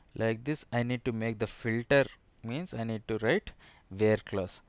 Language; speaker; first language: English; non-native, local second language; Telugu